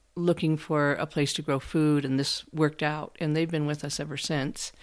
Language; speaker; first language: English; native; English